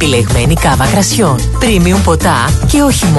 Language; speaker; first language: Greek; native; Greek